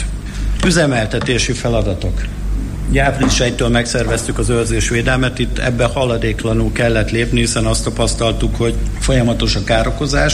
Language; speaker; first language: Hungarian; native; Hungarian